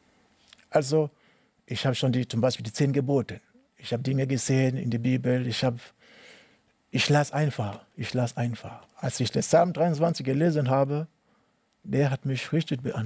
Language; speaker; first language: German; non-native, learner; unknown